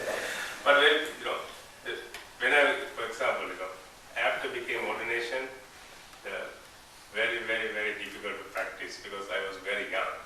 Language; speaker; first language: English; non-native, learner; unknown